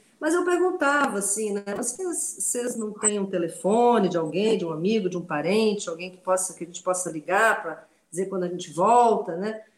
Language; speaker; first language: Portuguese; non-native, local second language; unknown